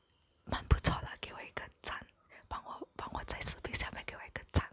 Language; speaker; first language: Chinese; non-native, local second language; English